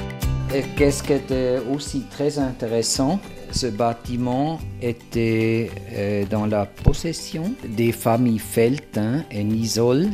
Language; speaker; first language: French; non-native, fluent; German